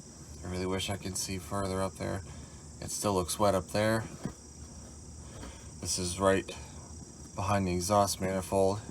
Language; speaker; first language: English; native; English